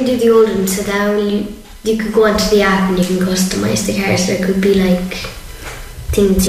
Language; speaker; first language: English; native; English